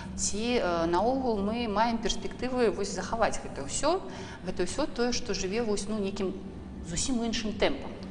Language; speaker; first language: Belarusian; native; Belarusian